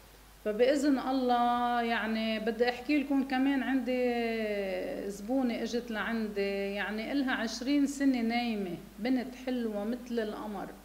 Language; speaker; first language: Arabic; native; Arabic